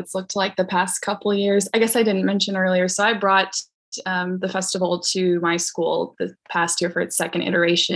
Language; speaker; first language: English; native; English